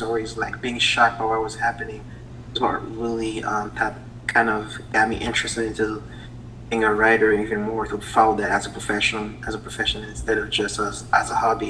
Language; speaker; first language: English; non-native, fluent; Haitian Creole